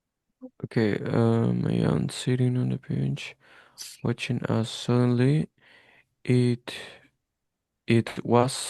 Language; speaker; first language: English; non-native, learner; Spanish